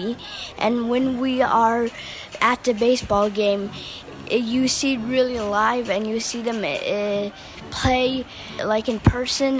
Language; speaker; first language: English; early bilingual, heritage; English